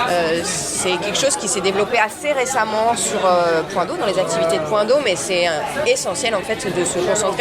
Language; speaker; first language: French; native; French